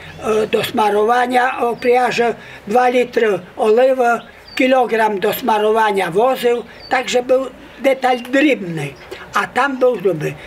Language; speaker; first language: Polish; non-native, local second language; Rusyn